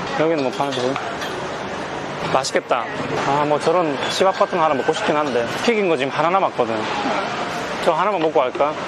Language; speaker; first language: Korean; native; Korean